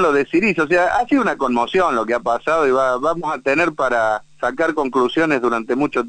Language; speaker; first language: Spanish; native; Spanish